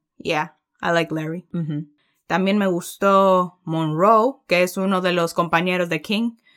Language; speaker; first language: Spanish; early bilingual, heritage; Spanish